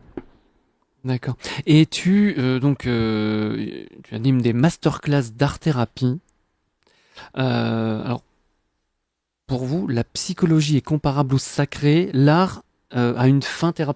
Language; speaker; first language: French; native; French